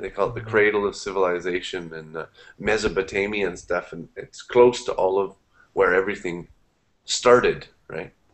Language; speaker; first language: English; native; English